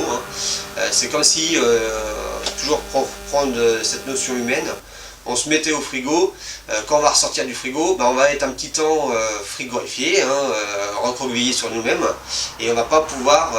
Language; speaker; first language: French; native; French